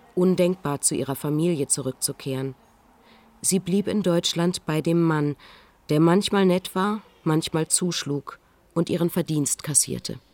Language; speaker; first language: German; native; German